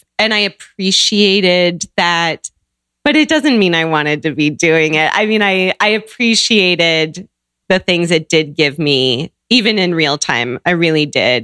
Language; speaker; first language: English; native; English